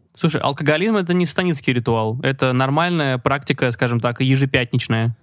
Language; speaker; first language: Russian; native; Russian